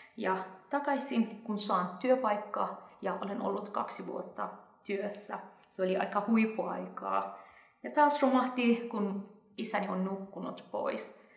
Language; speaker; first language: Finnish; non-native, fluent; Persian